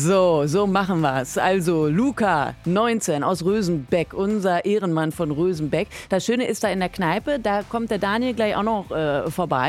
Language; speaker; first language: German; native; German